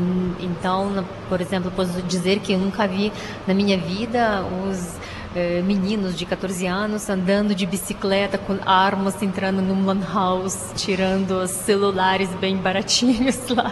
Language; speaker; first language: Portuguese; non-native, fluent; Ukrainian